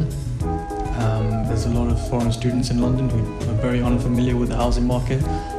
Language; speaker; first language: English; native; English